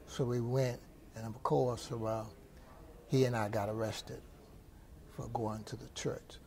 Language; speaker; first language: English; native; English